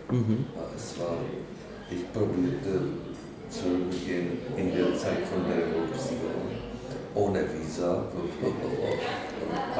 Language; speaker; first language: German; non-native, learner; Czech